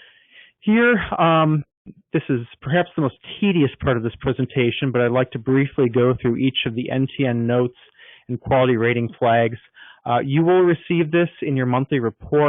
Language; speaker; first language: English; native; English